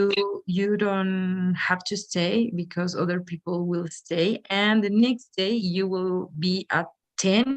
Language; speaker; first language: English; non-native, fluent; Spanish